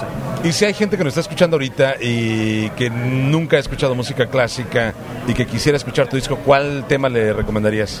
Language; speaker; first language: Spanish; native; Spanish